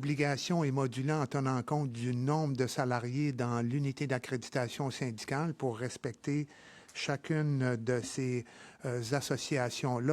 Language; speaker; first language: French; native; French